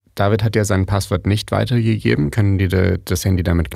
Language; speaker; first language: German; native; German